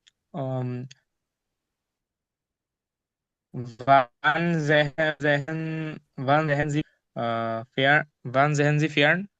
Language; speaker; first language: German; non-native, learner; Bangla